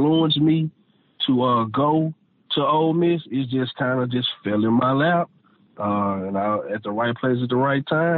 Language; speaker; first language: English; native; English